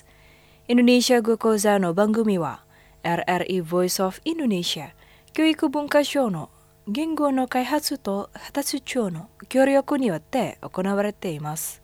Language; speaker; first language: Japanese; non-native, fluent; Indonesian